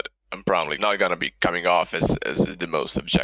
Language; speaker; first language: English; non-native, fluent; Bosnian